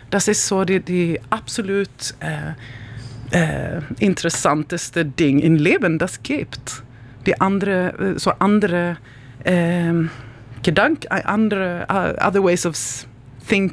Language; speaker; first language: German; non-native, learner; Swedish